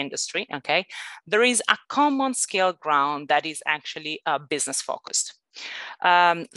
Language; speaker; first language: English; non-native, fluent; Italian